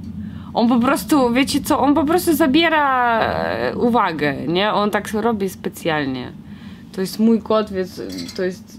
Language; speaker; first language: Polish; non-native, fluent; Russian